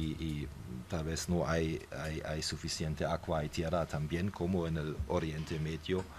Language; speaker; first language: Spanish; non-native, fluent; German